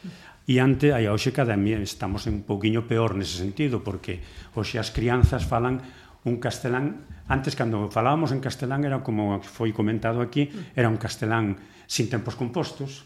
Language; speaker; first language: Galician; native; Galician